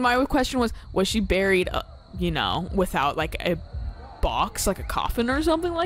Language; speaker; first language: English; native; English